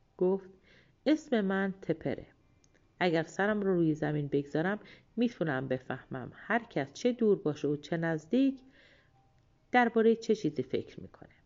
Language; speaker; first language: Persian; native; Persian